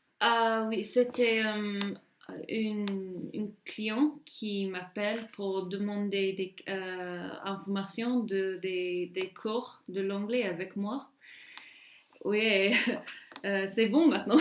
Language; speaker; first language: French; non-native, learner; English